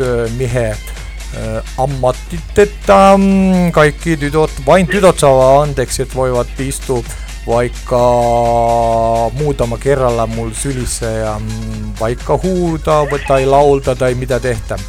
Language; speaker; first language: Finnish; non-native, learner; Estonian